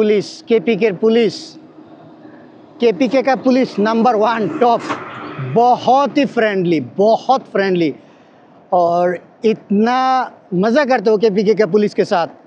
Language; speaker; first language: Hindi; non-native, learner; Bangla